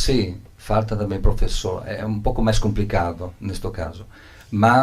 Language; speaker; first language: Portuguese; non-native, learner; Italian